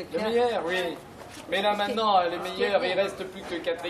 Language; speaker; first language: French; native; French